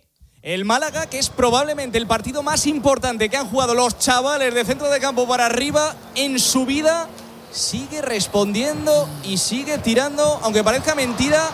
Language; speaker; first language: Spanish; native; Spanish